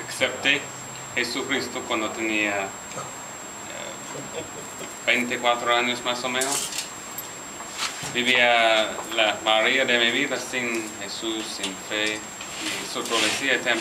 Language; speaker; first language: Spanish; non-native, learner; English